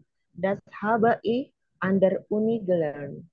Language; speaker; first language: German; non-native, learner; Indonesian